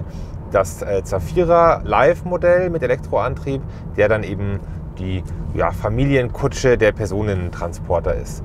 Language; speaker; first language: German; native; German